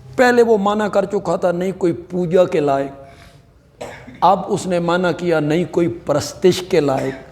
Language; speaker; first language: Urdu; non-native, local second language; Punjabi